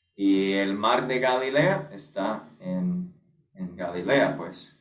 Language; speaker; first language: Spanish; non-native, fluent; English